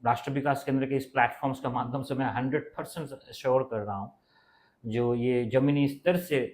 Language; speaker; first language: Hindi; non-native, local second language; Bangla